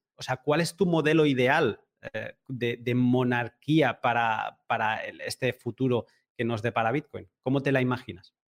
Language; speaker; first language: Spanish; native; Spanish